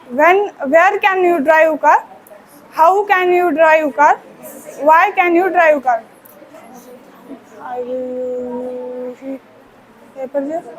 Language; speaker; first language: English; non-native, learner; Marathi